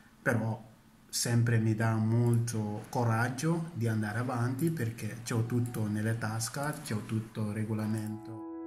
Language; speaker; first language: Italian; non-native, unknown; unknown